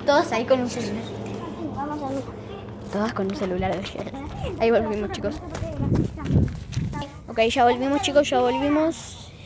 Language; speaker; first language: Spanish; native; Spanish